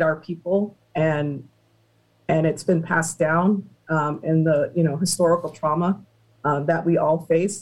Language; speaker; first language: English; native; English